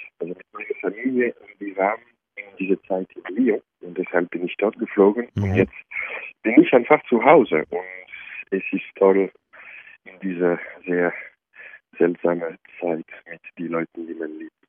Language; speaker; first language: German; non-native, fluent; French